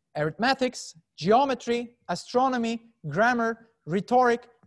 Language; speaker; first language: English; non-native, fluent; Turkish